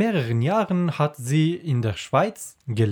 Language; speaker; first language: German; non-native, learner; Persian